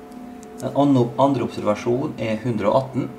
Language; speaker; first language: Norwegian; native; Norwegian